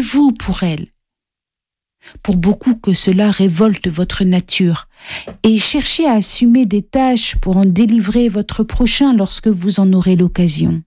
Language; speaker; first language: French; native; French